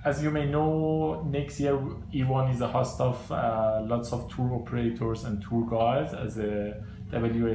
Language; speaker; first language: English; non-native, fluent; Persian